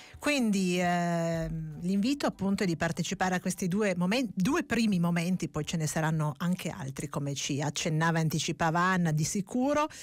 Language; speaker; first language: Italian; native; Italian